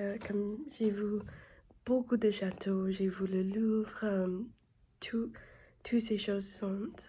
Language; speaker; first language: French; non-native, learner; English